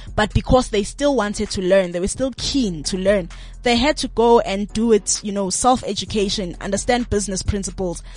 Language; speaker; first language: English; non-native, local second language; Zulu